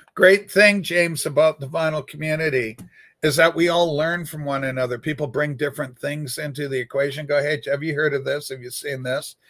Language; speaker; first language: English; native; English